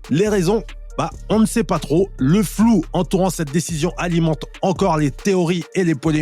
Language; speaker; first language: French; native; French